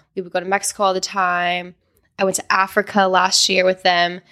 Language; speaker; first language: English; native; English